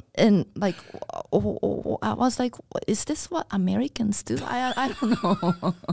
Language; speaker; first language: English; non-native, fluent; Japanese